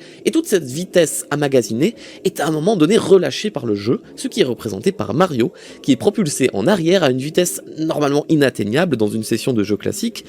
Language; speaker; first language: French; native; French